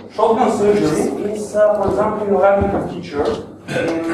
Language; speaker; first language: English; non-native, fluent; Bulgarian